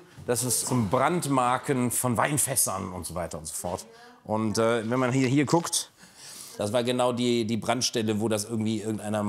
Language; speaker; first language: German; native; German